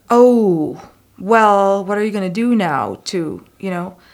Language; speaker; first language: English; non-native, fluent; Spanish